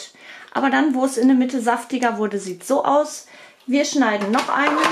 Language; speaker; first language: German; native; German